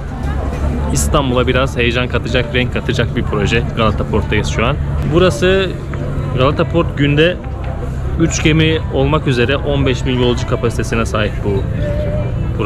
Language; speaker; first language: Turkish; native; Turkish